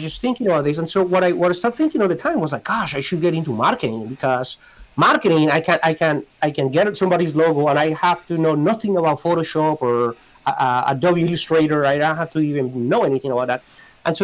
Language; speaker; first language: English; non-native, fluent; Spanish